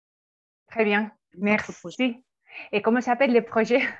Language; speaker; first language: French; non-native, fluent; Spanish